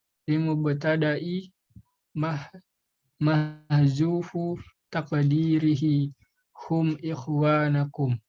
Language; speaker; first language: Arabic; non-native, learner; Indonesian